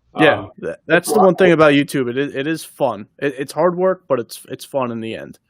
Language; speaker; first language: English; native; English